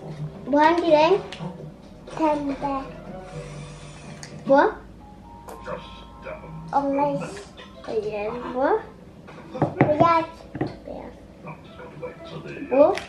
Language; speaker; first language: Turkish; early bilingual, other home language; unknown